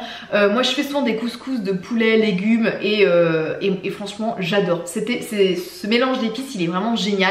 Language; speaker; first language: French; native; French